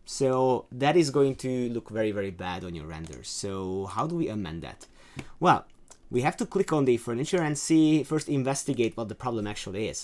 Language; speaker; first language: English; non-native, fluent; Hungarian